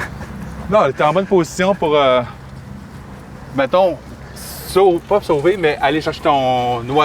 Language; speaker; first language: French; native; French